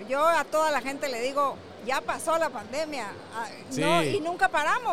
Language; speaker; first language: Spanish; native; Spanish